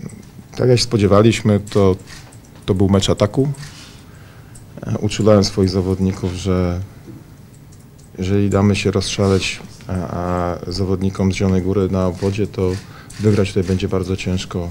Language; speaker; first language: Polish; native; Polish